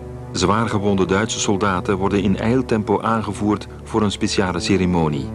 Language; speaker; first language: Dutch; native; Dutch